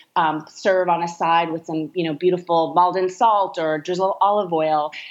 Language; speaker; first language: English; native; English